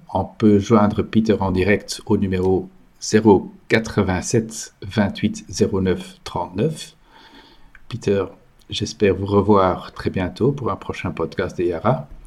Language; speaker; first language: French; native; French